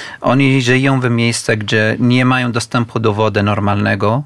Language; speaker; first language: Polish; non-native, fluent; Arabic